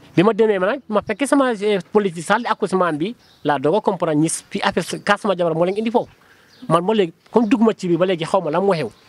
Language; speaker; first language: Wolof; non-native, local second language; Fula